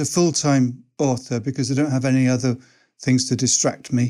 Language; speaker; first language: English; native; English